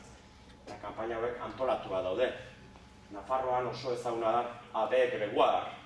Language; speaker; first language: Basque; native; Basque